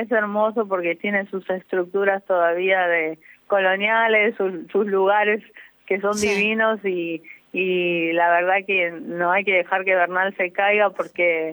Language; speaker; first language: Spanish; native; Spanish